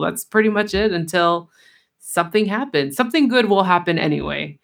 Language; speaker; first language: English; early bilingual, other home language; Spanish